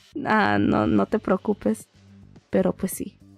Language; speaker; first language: Spanish; early bilingual, heritage; Spanish